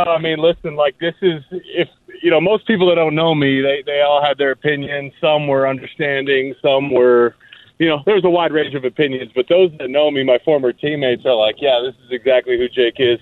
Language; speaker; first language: English; native; English